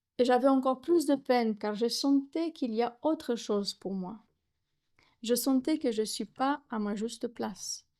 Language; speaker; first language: French; non-native, fluent; Romanian